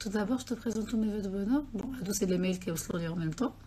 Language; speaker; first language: French; non-native, local second language; Arabic